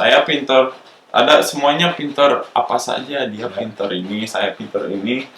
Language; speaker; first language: Indonesian; non-native, local second language; English